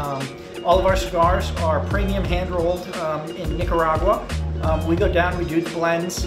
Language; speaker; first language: English; native; English